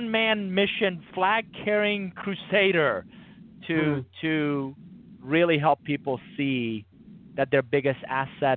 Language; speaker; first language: English; non-native, fluent; Persian